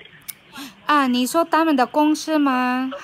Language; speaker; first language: Chinese; non-native, fluent; Filipino